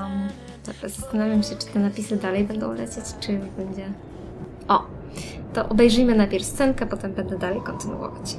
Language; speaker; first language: Polish; native; Polish